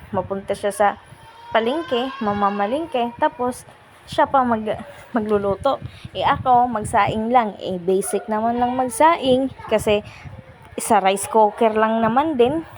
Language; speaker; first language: Filipino; non-native, local second language; Waray